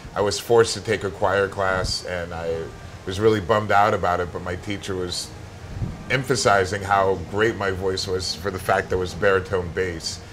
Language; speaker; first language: English; native; English